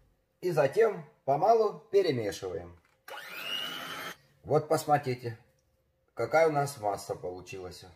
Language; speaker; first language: Russian; native; Russian